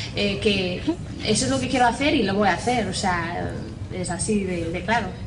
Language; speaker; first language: Spanish; non-native, fluent; English